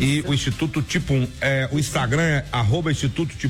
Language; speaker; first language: Portuguese; native; Portuguese